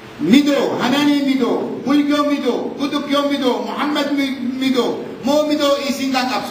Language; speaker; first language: Korean; non-native, learner; Arabic